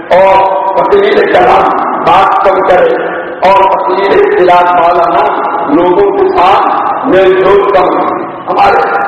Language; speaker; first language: Urdu; native; Urdu